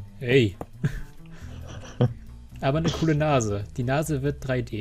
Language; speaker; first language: German; native; German